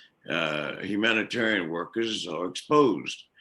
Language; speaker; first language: English; native; English